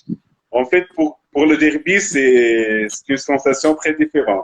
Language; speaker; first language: French; non-native, local second language; Arabic